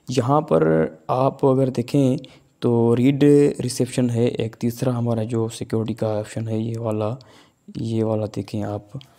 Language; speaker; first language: Urdu; non-native, local second language; Sindhi